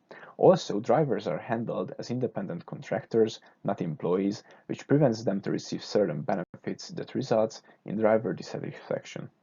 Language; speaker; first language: English; non-native, fluent; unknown